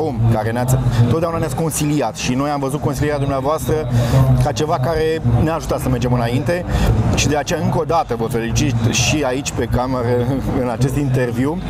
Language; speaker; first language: Romanian; native; Romanian